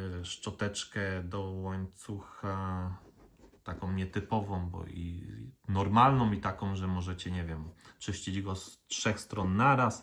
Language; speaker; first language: Polish; native; Polish